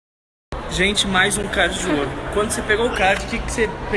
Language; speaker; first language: Portuguese; native; Portuguese